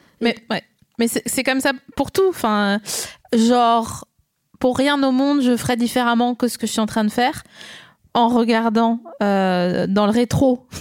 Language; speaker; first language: French; native; French